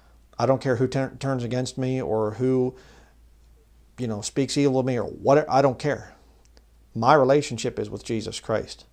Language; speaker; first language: English; native; English